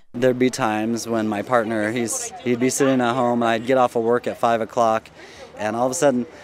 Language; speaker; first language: English; non-native, fluent; Russian